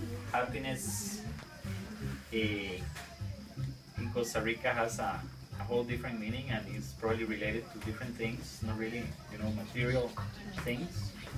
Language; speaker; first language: English; non-native, fluent; Spanish